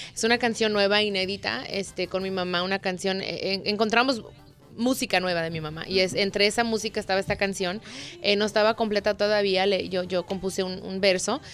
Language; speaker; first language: Spanish; early bilingual, heritage; Spanish